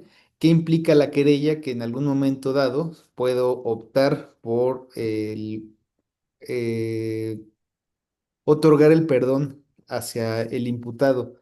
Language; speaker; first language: Spanish; native; Spanish